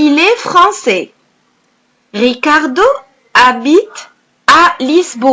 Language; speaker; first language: French; non-native, fluent; Arabic